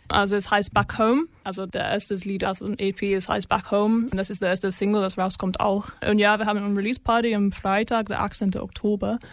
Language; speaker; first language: German; non-native, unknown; English